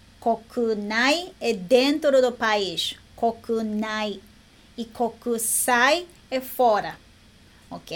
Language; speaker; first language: Portuguese; non-native, learner; Japanese